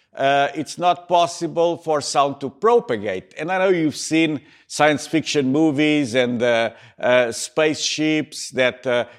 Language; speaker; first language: English; native; English